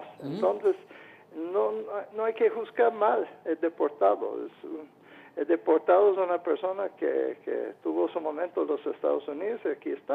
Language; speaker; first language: Spanish; non-native, fluent; English